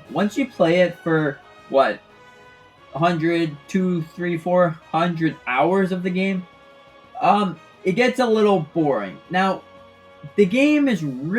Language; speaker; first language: English; native; English